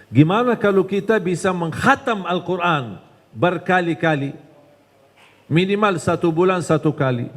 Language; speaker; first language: Indonesian; non-native, fluent; Arabic